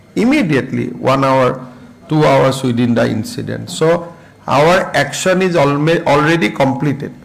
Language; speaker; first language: English; non-native, local second language; Assamese